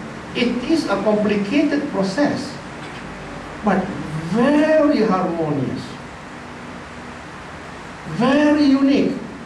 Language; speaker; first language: English; non-native, local second language; Malay